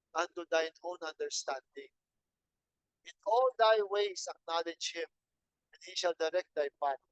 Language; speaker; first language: English; non-native, local second language; Filipino